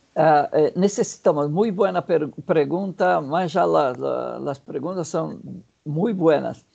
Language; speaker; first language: Spanish; non-native, fluent; Portuguese